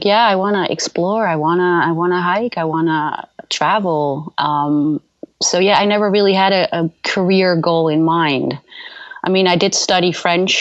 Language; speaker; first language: English; non-native, fluent; Dutch